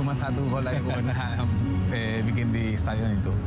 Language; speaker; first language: Indonesian; non-native, fluent; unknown